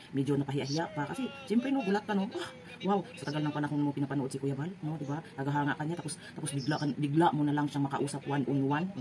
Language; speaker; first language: Filipino; non-native, local second language; Cebuano